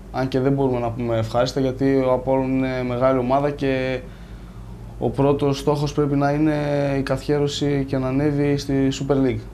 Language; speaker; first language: Greek; native; Greek